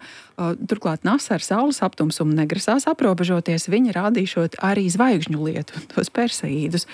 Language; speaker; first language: Latvian; native; Latvian